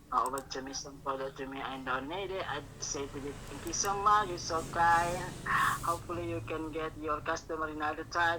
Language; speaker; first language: English; non-native, learner; Indonesian